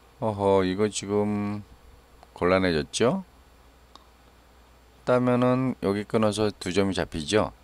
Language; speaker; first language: Korean; native; Korean